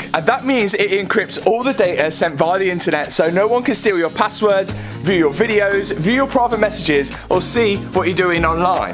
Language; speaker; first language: English; native; English